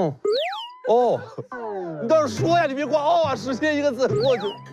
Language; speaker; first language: Chinese; native; Chinese